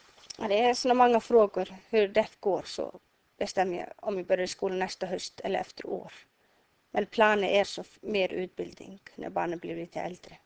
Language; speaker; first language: Swedish; non-native, learner; Icelandic